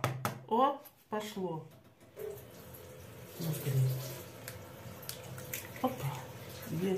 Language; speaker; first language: Russian; native; Russian